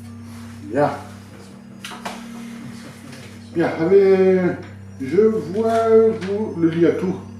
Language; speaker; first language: French; native; French